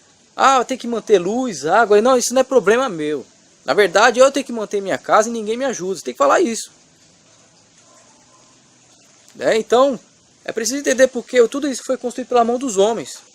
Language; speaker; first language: Portuguese; native; Portuguese